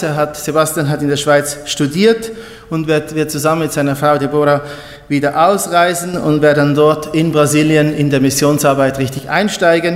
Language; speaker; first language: German; native; German